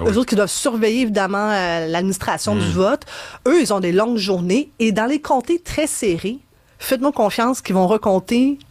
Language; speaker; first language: French; early bilingual, other home language; Arabic